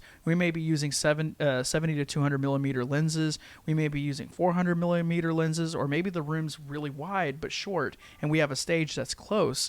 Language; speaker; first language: English; native; English